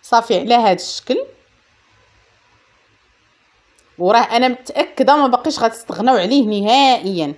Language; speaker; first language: Arabic; native; Arabic